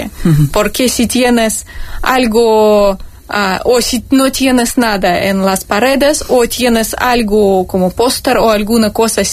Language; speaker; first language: Spanish; non-native, fluent; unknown